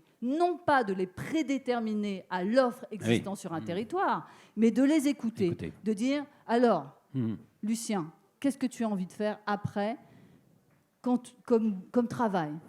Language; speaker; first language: French; native; French